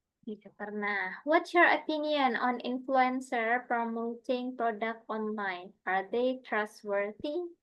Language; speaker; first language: English; non-native, fluent; Indonesian